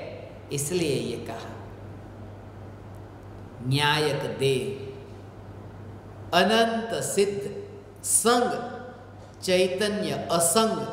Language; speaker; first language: Hindi; non-native, local second language; Gujarati